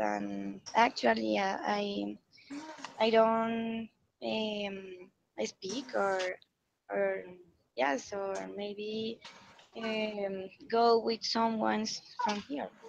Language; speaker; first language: English; non-native, learner; Spanish